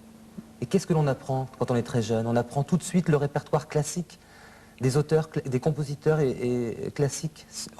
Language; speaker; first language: French; native; French